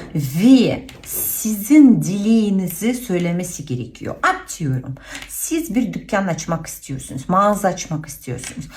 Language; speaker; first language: Turkish; non-native, fluent; Russian